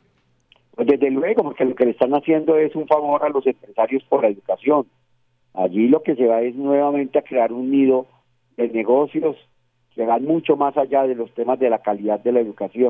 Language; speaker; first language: Spanish; native; Spanish